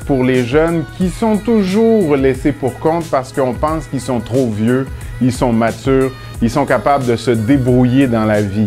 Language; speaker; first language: French; native; French